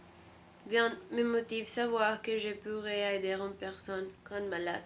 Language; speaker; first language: French; non-native, learner; Spanish